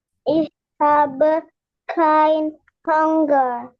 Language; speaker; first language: German; non-native, learner; Indonesian